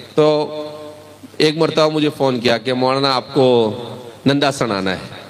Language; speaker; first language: Urdu; non-native, local second language; Gujarati